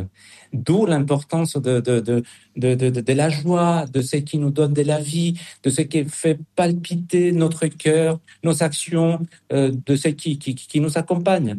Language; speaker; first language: French; non-native, fluent; Spanish